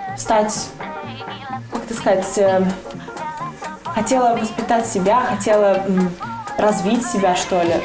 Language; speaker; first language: Russian; native; Russian